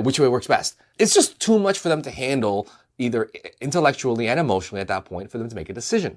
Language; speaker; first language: English; native; English